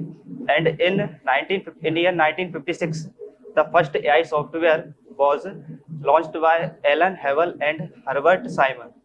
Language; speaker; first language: English; non-native, learner; Hindi